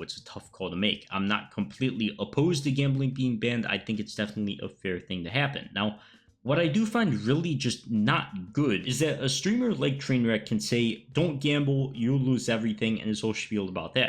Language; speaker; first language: English; native; English